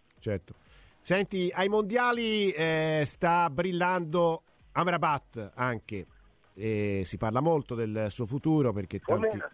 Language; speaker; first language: Italian; native; Italian